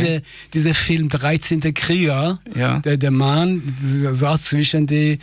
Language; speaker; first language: German; non-native, fluent; Persian